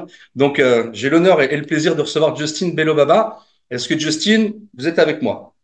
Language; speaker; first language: French; native; French